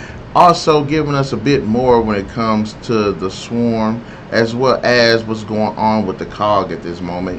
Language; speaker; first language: English; native; English